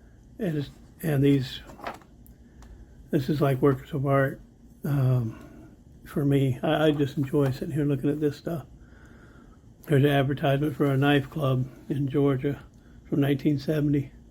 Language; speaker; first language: English; native; English